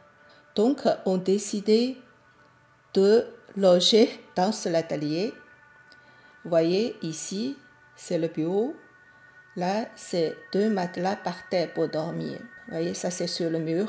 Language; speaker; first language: French; non-native, fluent; Chinese